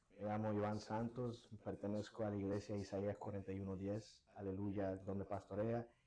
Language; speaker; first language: Spanish; early bilingual, heritage; Spanish